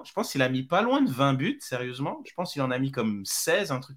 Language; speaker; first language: French; native; French